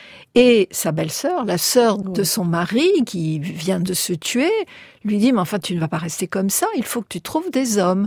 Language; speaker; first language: French; native; French